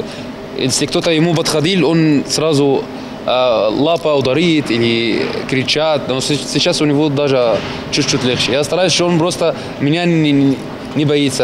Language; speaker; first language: Russian; non-native, learner; Arabic